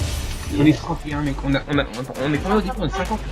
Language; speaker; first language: French; native; French